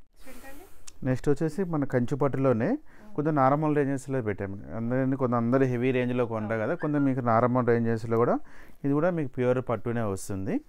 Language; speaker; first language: Telugu; native; Telugu